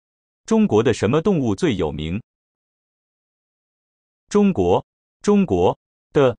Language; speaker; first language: Chinese; non-native, learner; Japanese